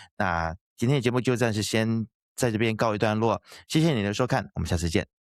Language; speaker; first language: Chinese; native; Chinese